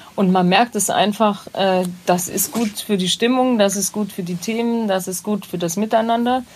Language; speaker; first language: German; native; German